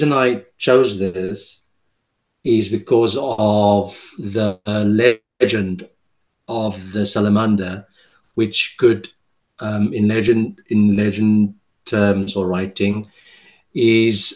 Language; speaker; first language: English; non-native, local second language; Afrikaans